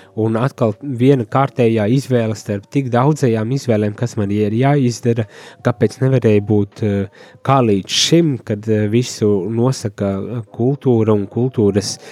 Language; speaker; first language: Latvian; native; Latvian